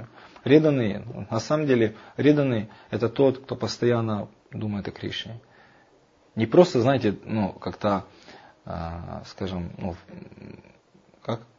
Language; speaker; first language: Russian; native; Russian